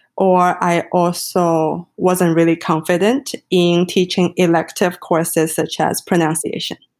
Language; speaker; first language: English; non-native, fluent; Chinese